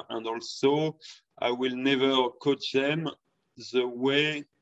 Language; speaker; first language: English; non-native, fluent; French